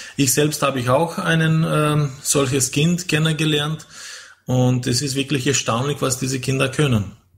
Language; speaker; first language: German; non-native, fluent; Romanian